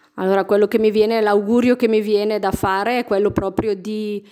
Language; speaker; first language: Italian; native; Italian